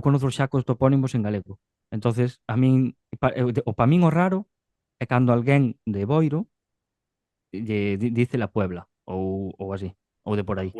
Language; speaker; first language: Galician; native; Galician